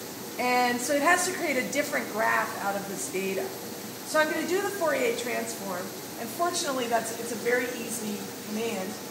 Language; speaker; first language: English; native; English